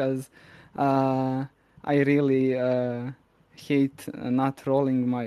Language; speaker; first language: English; non-native, fluent; Serbian